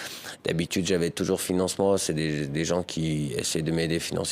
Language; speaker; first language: French; early bilingual, other home language; Persian